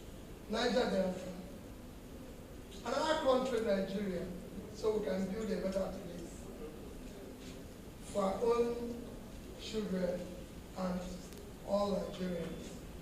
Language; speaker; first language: English; non-native, local second language; Igbo